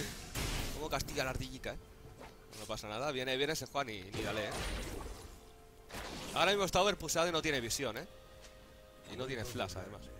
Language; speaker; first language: Spanish; native; Spanish